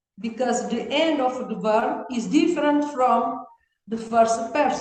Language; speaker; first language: English; non-native, learner; Kabuverdianu